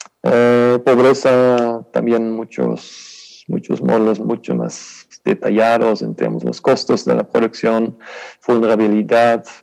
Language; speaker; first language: Spanish; non-native, fluent; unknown